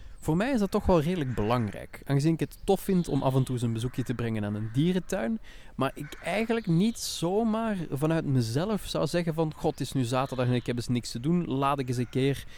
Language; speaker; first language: Dutch; native; Dutch